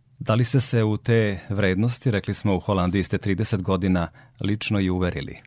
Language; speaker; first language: Serbian; native; Serbian